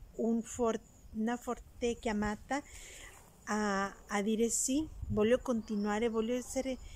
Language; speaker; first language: Italian; non-native, learner; Spanish